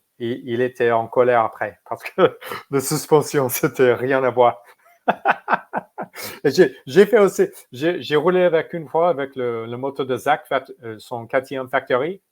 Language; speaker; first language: French; non-native, fluent; English